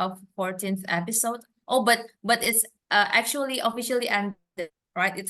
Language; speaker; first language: English; non-native, fluent; Indonesian